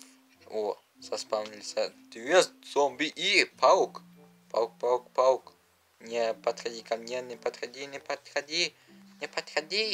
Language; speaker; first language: Russian; non-native, learner; Uzbek